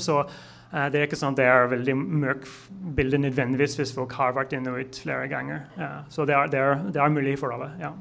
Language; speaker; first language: Norwegian; non-native, fluent; English